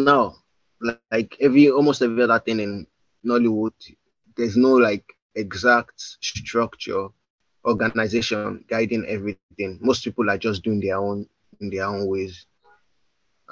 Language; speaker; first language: English; non-native, local second language; Yoruba